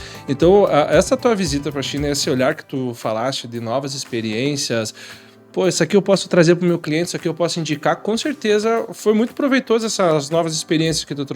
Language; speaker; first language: Portuguese; native; Portuguese